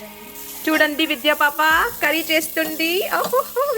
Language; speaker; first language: Telugu; native; Telugu